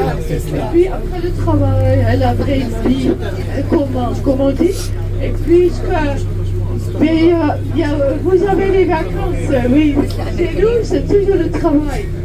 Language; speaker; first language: French; non-native, fluent; Dutch